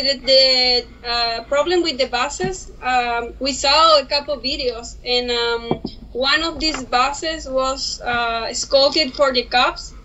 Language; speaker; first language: English; non-native, learner; Spanish